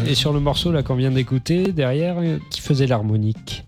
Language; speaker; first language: French; native; French